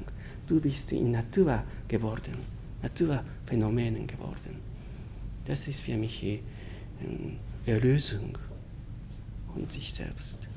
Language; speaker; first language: German; non-native, learner; Japanese